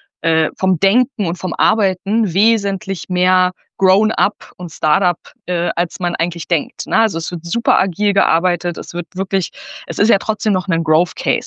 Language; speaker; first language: German; native; German